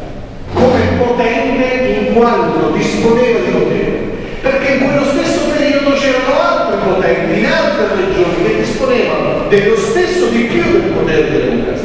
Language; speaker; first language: Italian; native; Italian